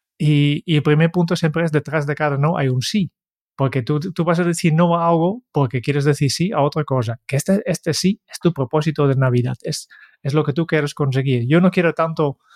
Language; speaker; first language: Spanish; non-native, fluent; Dutch